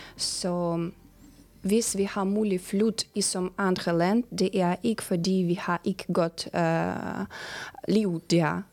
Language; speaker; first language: Danish; non-native, fluent; Ukrainian